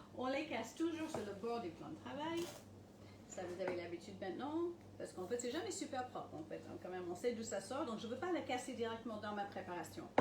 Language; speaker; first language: French; non-native, fluent; English